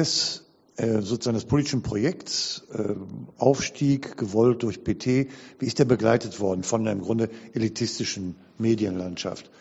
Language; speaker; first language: German; native; German